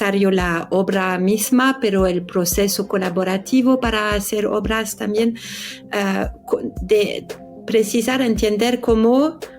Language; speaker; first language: Spanish; non-native, fluent; French